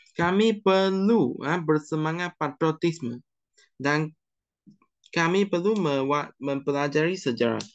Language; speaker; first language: Malay; non-native, local second language; Chinese